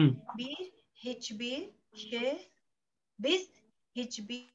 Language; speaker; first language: Turkish; non-native, learner; Urdu